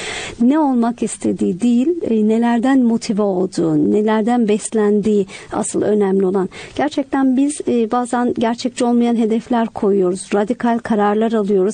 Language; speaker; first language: Turkish; native; Turkish